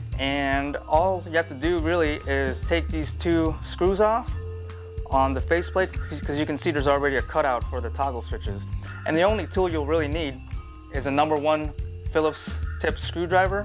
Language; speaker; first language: English; native; English